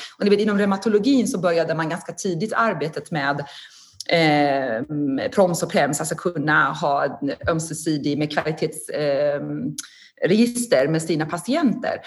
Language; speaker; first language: Swedish; non-native, fluent; Persian